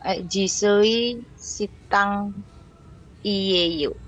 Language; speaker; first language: Korean; non-native, learner; Indonesian